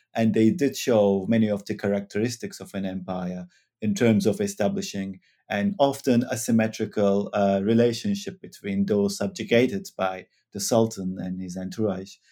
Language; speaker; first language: English; non-native, fluent; Turkish